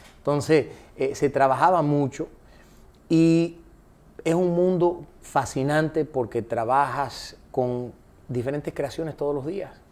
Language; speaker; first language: Spanish; early bilingual, heritage; Spanish